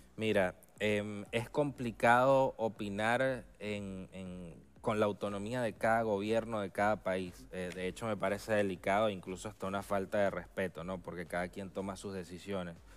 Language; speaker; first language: Spanish; native; Spanish